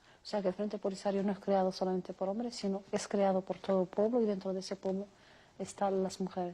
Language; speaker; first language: Spanish; non-native, local second language; Arabic